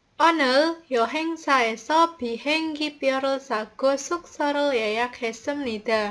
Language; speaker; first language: Korean; non-native, learner; Indonesian